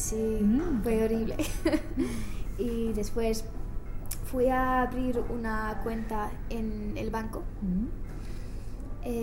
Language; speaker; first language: Spanish; non-native, learner; English